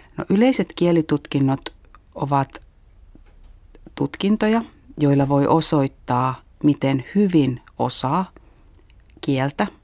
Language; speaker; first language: Finnish; native; Finnish